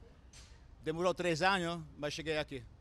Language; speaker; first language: Portuguese; non-native, fluent; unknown